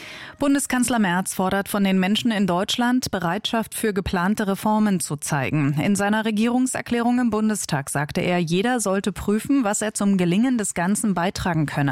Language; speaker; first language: German; native; German